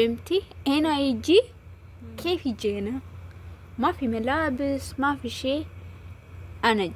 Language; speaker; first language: Arabic; non-native, learner; Amharic